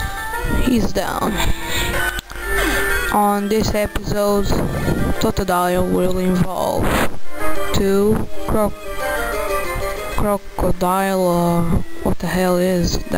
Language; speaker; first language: English; non-native, learner; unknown